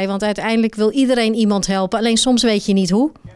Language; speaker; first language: Dutch; native; Dutch